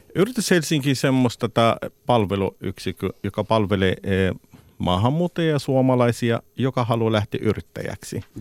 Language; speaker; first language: Finnish; non-native, fluent; Arabic